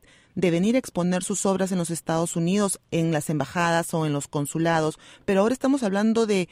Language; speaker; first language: Spanish; native; Spanish